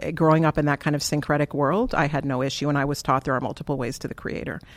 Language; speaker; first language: English; native; English